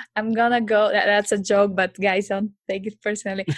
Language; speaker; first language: English; non-native, fluent; Bulgarian